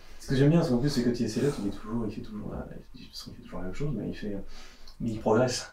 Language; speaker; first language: French; native; French